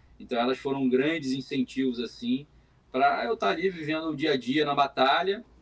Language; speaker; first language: Portuguese; native; Portuguese